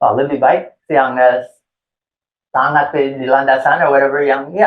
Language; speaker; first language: Indonesian; non-native, fluent; English